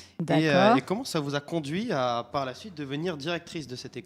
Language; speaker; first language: French; native; French